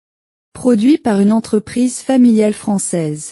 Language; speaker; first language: French; non-native, learner; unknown